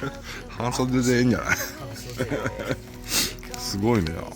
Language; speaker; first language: Japanese; native; Japanese